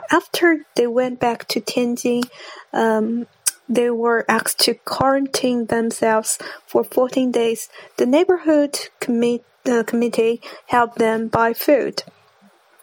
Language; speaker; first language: English; non-native, fluent; Chinese